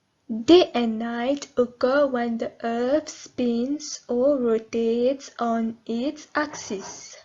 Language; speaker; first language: English; non-native, local second language; Morisyen